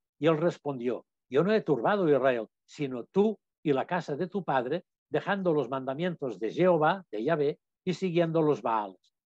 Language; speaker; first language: Spanish; non-native, local second language; Catalan